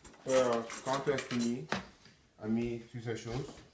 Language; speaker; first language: French; non-native, learner; English